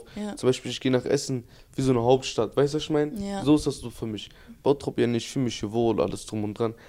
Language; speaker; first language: German; early bilingual, other home language; Turkish